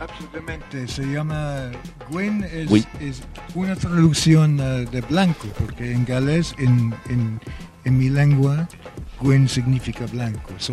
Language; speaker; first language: Spanish; non-native, fluent; Welsh